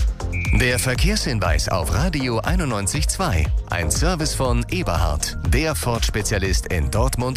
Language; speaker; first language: German; native; German